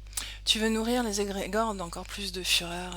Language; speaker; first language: French; native; French